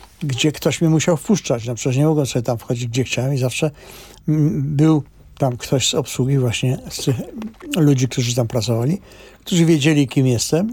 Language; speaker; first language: Polish; native; Polish